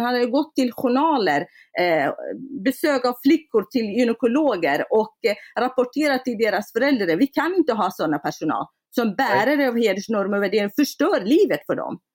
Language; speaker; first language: Swedish; non-native, fluent; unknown